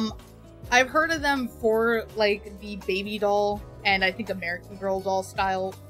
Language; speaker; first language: English; native; English